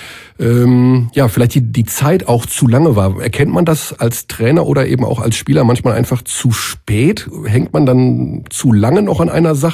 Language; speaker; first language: German; native; German